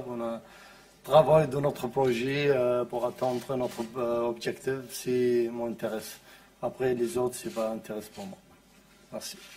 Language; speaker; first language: French; non-native, learner; Arabic